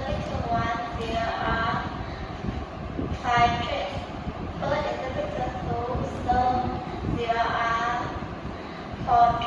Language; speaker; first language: English; non-native, learner; Vietnamese